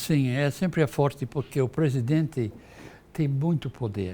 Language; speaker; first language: Portuguese; non-native, fluent; English